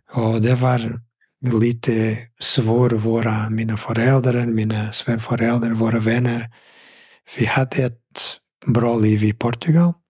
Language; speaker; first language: Swedish; non-native, fluent; Portuguese